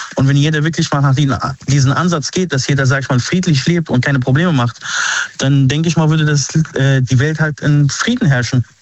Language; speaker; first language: German; early bilingual, other home language; Arabic